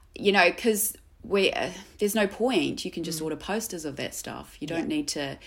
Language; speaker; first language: English; native; English